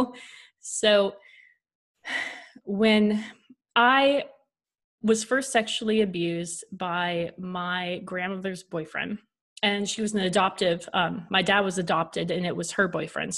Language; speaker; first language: English; native; English